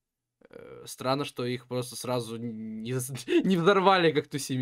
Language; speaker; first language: Russian; native; Russian